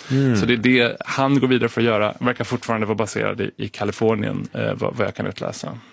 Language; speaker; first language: Swedish; native; Swedish